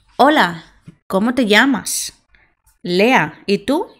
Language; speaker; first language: English; non-native, fluent; Spanish